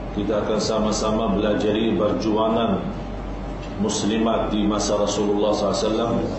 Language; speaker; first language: Malay; non-native, fluent; Arabic